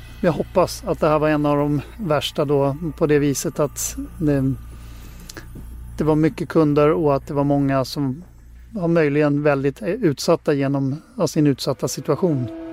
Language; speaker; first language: Swedish; native; Swedish